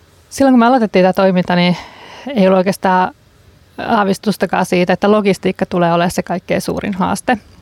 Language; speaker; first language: Finnish; native; Finnish